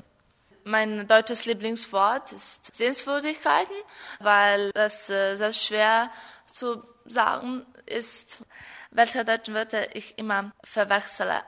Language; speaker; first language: German; non-native, learner; Serbian